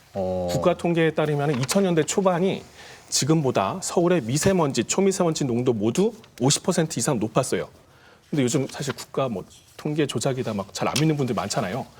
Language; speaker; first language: Korean; native; Korean